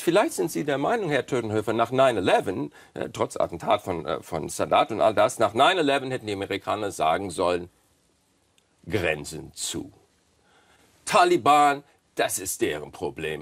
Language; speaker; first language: German; non-native, fluent; English